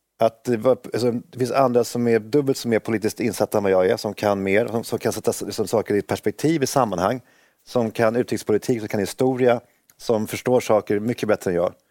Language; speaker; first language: Swedish; native; Swedish